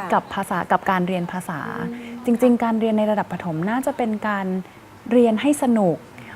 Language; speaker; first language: Thai; native; Thai